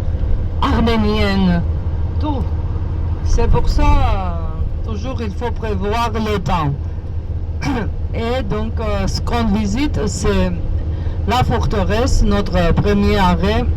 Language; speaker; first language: French; non-native, fluent; Georgian